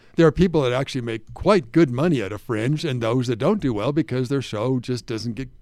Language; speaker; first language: English; native; English